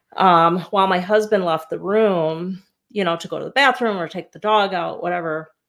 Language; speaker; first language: English; native; English